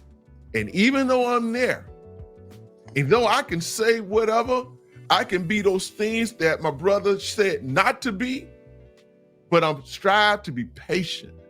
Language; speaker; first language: English; native; English